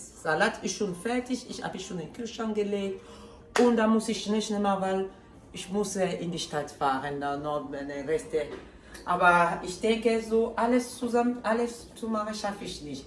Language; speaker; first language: German; non-native, fluent; Lingala